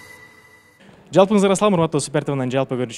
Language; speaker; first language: Kyrgyz; native; Kyrgyz